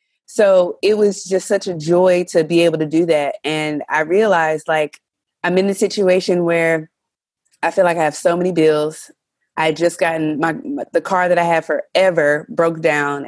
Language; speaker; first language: English; native; English